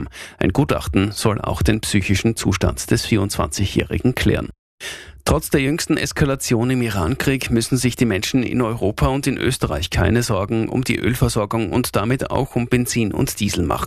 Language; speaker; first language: German; native; German